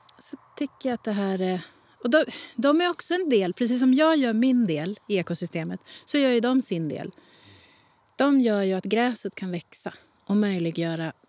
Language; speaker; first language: Swedish; native; Swedish